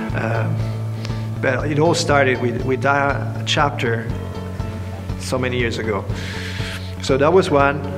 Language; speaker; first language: English; non-native, fluent; Italian